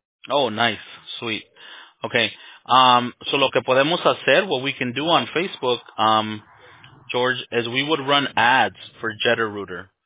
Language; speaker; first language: English; early bilingual, other home language; Spanish